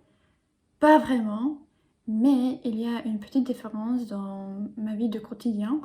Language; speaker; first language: French; non-native, learner; English